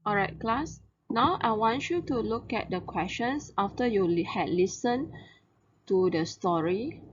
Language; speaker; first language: English; non-native, local second language; Chinese